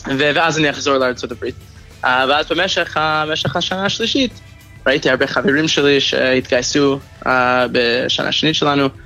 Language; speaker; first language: Hebrew; non-native, fluent; English